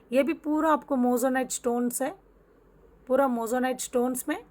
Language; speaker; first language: Hindi; non-native, local second language; Telugu